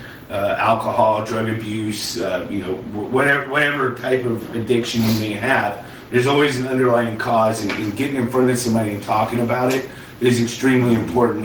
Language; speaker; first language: English; native; English